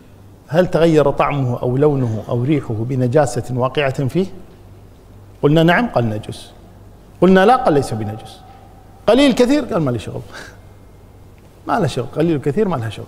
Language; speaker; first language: Arabic; native; Arabic